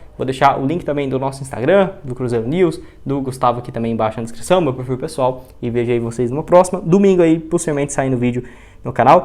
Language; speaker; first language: Portuguese; native; Portuguese